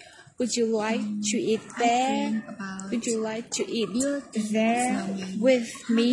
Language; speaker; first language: English; non-native, learner; Vietnamese